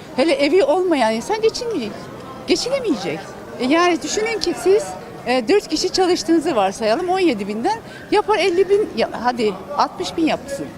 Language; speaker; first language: Turkish; native; Turkish